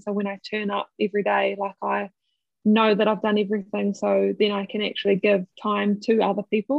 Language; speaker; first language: English; native; English